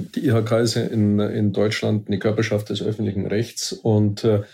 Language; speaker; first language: German; native; German